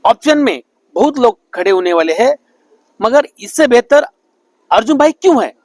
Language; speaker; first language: Hindi; non-native, local second language; Marathi